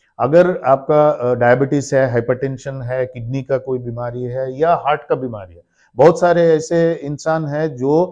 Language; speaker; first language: Hindi; non-native, local second language; Bangla